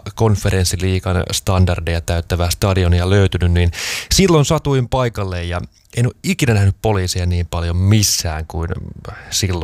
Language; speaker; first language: Finnish; native; Finnish